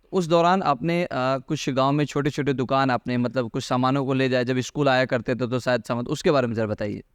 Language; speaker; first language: Hindi; native; Hindi